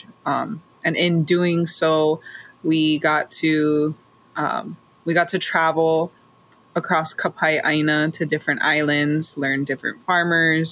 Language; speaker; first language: English; native; English